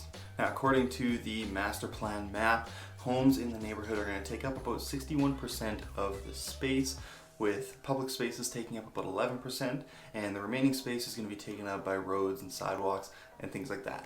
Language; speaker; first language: English; native; English